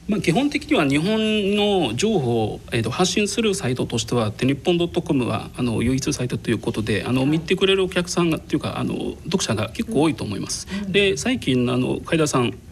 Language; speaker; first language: Japanese; non-native, fluent; Arabic